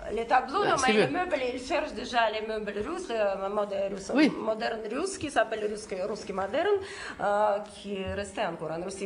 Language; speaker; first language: French; non-native, fluent; Russian